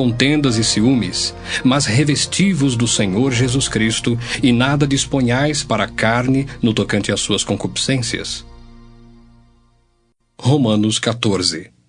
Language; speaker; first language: Portuguese; native; Portuguese